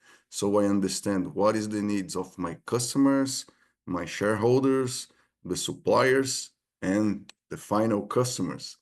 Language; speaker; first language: English; non-native, fluent; Portuguese